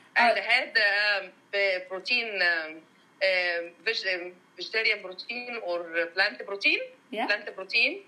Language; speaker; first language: English; non-native, learner; Arabic